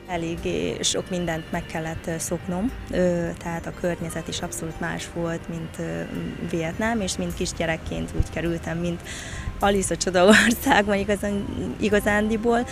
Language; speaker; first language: Hungarian; early bilingual, other home language; Vietnamese